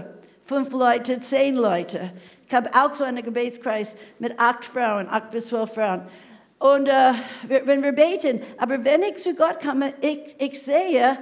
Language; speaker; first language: German; non-native, fluent; English